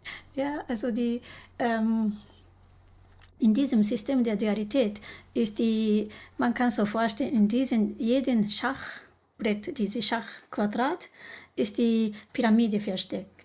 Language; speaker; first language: German; non-native, learner; Japanese